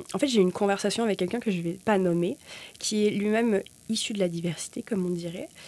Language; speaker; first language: French; native; French